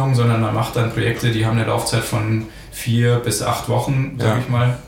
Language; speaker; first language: German; native; German